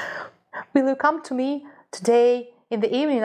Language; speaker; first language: English; non-native, fluent; Russian